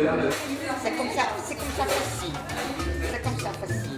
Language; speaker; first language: French; non-native, learner; Russian